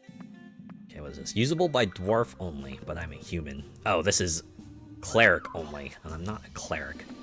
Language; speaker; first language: English; native; English